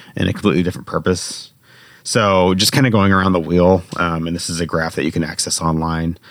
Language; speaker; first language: English; native; English